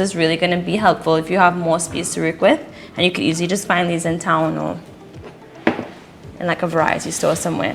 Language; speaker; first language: English; native; English